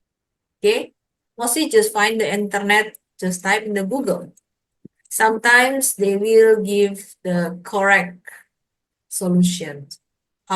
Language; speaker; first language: English; non-native, fluent; Indonesian